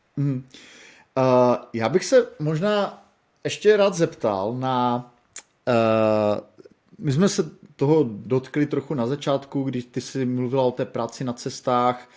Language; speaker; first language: Czech; native; Czech